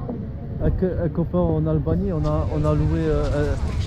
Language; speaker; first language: French; early bilingual, other home language; Polish